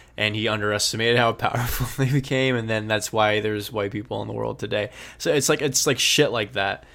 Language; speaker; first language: English; native; English